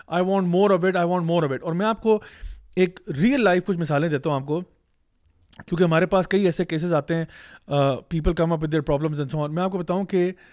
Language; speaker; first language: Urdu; native; Urdu